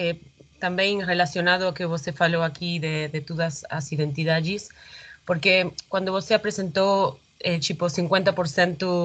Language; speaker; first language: Portuguese; non-native, fluent; Spanish